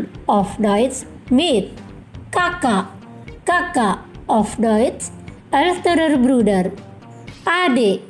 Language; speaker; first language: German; non-native, fluent; Indonesian